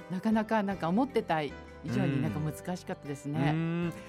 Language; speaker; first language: Japanese; native; Japanese